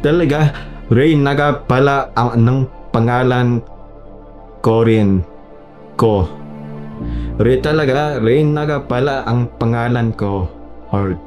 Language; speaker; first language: Filipino; non-native, learner; English